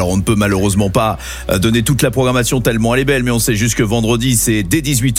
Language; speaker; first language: French; native; French